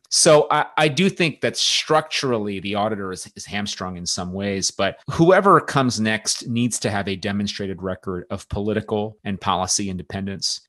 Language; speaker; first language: English; native; English